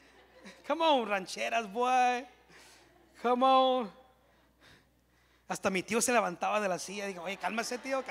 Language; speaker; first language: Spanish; early bilingual, heritage; Spanish